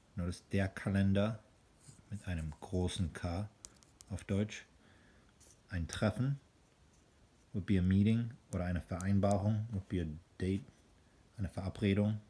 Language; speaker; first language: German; non-native, fluent; English